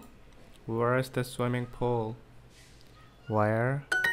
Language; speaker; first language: English; non-native, learner; Bangla